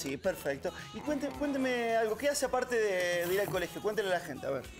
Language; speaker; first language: Spanish; native; Spanish